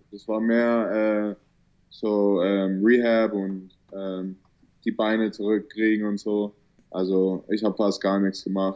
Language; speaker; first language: German; early bilingual, heritage; German